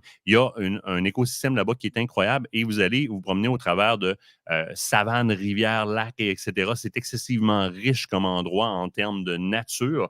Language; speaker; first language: French; native; French